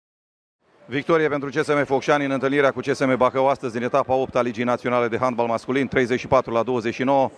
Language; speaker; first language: Romanian; native; Romanian